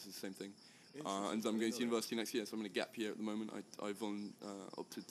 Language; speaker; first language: English; native; English